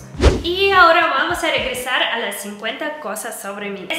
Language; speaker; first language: Spanish; non-native, fluent; Russian